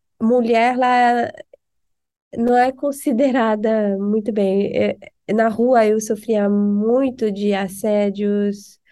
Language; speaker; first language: Portuguese; non-native, fluent; French